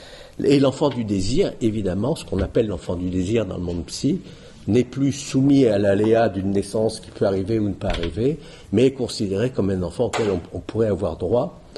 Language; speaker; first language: French; native; French